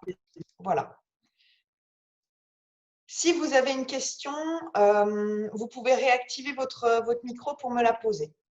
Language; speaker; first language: French; native; French